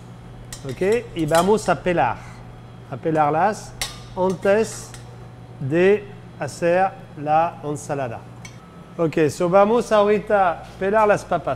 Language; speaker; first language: Spanish; non-native, fluent; French